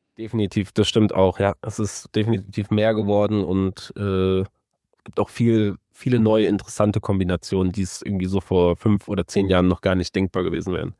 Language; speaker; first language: German; native; German